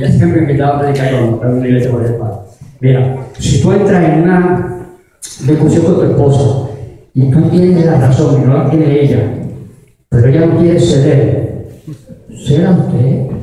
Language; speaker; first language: Spanish; native; Spanish